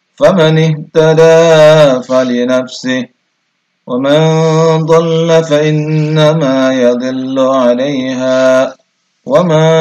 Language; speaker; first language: Arabic; non-native, learner; Indonesian